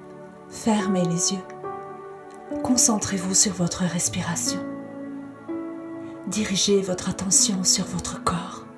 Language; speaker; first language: French; native; French